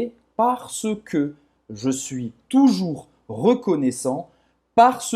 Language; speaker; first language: French; non-native, fluent; Portuguese